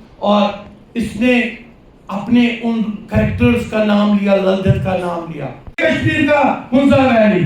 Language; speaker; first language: Urdu; non-native, local second language; Kashmiri